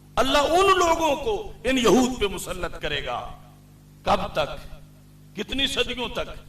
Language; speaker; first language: Urdu; non-native, local second language; Punjabi